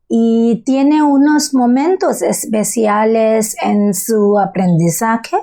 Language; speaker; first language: Spanish; non-native, learner; Bangla